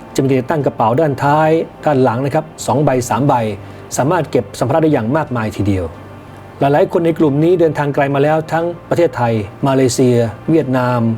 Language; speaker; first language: Thai; native; Thai